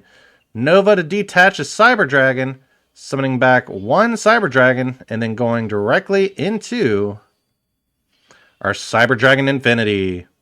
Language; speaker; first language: English; native; English